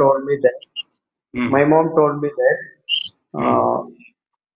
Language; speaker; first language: English; non-native, learner; Hindi